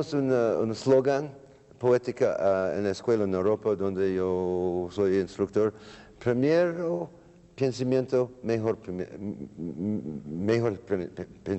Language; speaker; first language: Spanish; non-native, learner; English